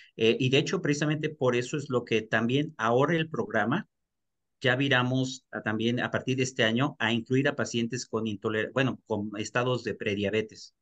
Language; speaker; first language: Spanish; native; Spanish